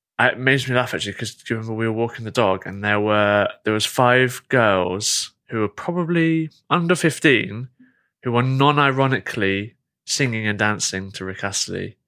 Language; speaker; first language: English; native; English